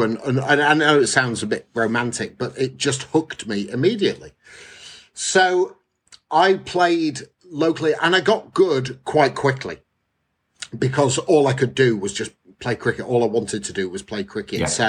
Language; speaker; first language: English; native; English